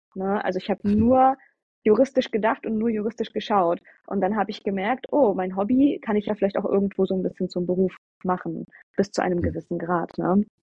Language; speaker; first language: German; early bilingual, other home language; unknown